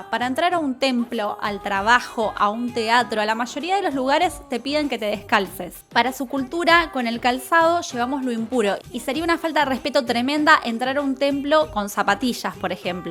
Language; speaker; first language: Spanish; native; Spanish